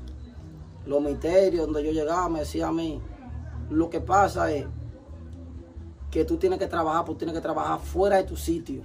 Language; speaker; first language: Spanish; native; Spanish